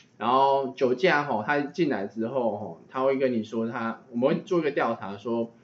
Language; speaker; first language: Chinese; native; Chinese